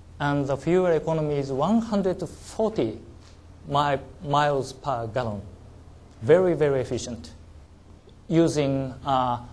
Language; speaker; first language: English; non-native, learner; Japanese